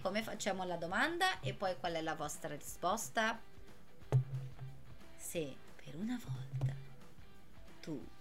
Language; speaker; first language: Italian; non-native, fluent; Portuguese